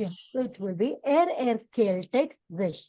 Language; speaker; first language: German; non-native, fluent; Malayalam